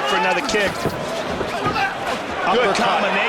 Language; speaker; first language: English; native; English